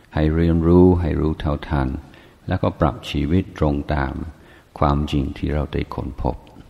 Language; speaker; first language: Thai; non-native, fluent; English